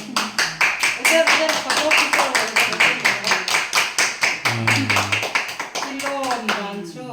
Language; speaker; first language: Hindi; non-native, local second language; Thado Chin